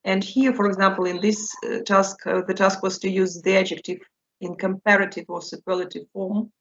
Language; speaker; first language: English; non-native, fluent; Russian